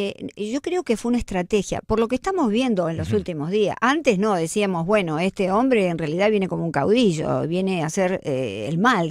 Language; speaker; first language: Spanish; native; Spanish